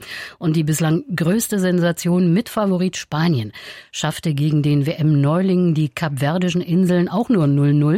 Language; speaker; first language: German; native; German